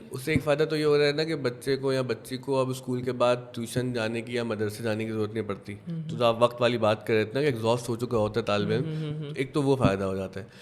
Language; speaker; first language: Urdu; native; Urdu